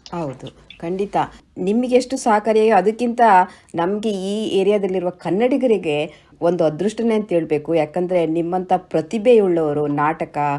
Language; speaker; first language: Kannada; native; Kannada